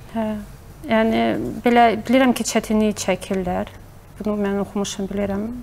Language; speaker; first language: Azerbaijani; early bilingual, heritage; Azerbaijani